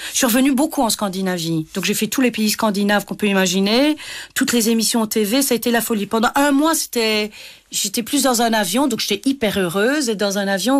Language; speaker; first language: French; native; French